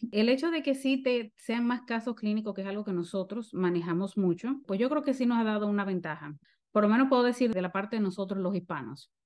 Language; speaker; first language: Spanish; native; Spanish